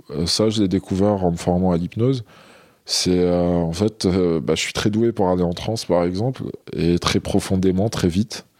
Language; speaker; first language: French; non-native, local second language; Arabic